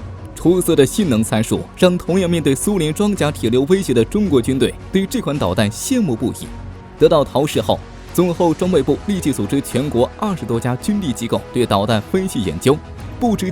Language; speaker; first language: Chinese; native; Chinese